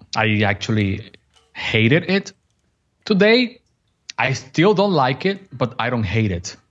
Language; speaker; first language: English; non-native, fluent; Spanish